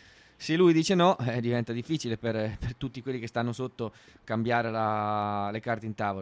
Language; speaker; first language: Italian; native; Italian